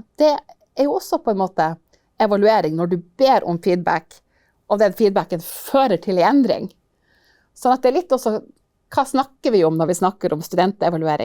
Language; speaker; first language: Norwegian; native; Norwegian